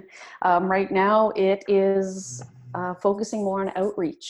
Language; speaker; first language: English; native; English